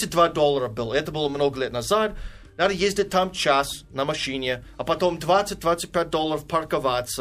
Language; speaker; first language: Russian; non-native, fluent; English